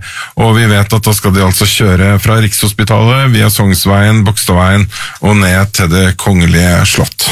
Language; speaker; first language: Norwegian; native; Norwegian